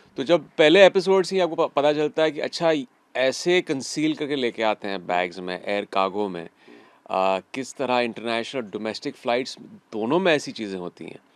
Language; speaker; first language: Hindi; native; Hindi